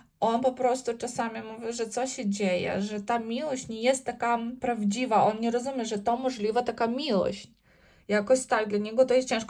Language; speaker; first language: Polish; non-native, learner; Ukrainian